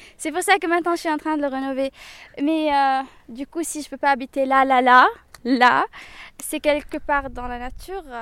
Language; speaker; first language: French; non-native, local second language; Arabic